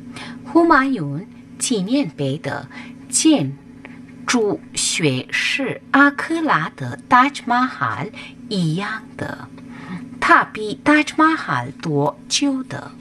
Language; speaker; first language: Chinese; non-native, learner; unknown